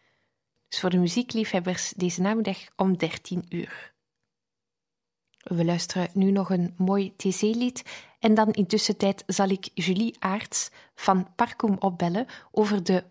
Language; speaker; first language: Dutch; native; Dutch